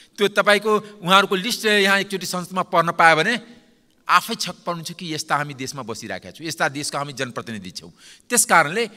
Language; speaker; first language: Nepali; non-native, local second language; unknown